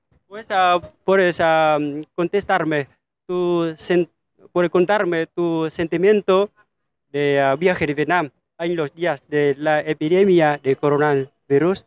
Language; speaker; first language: Spanish; non-native, fluent; Vietnamese